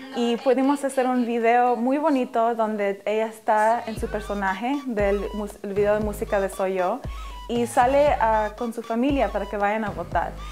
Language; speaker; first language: Spanish; early bilingual, heritage; English